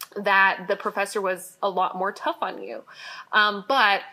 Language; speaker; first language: English; native; English